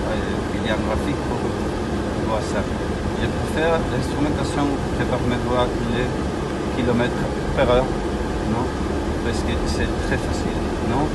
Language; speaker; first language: French; non-native, learner; Spanish